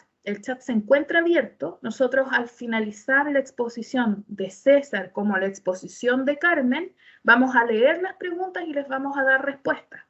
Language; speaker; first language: Spanish; native; Spanish